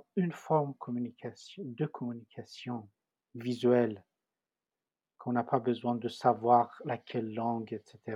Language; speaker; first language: French; non-native, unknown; Persian